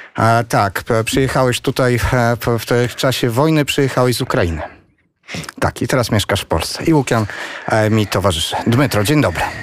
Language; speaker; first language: Polish; native; Polish